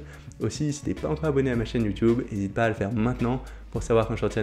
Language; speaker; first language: French; native; French